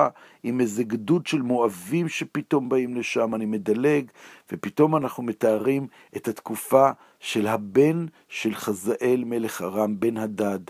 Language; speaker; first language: Hebrew; native; Hebrew